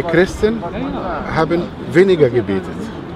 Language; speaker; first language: German; non-native, fluent; Arabic